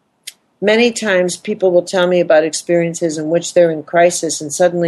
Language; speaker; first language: English; native; English